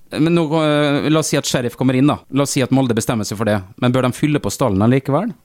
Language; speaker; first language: Norwegian; native; Norwegian